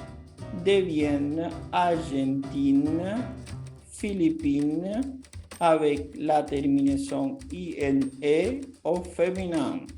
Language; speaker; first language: French; non-native, fluent; Portuguese